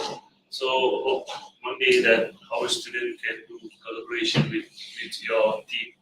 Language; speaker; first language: English; non-native, local second language; Malay